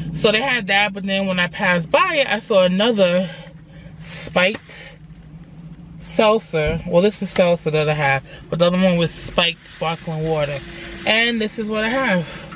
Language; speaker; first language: English; native; English